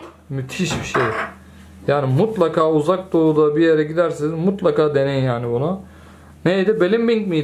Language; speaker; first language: Turkish; native; Turkish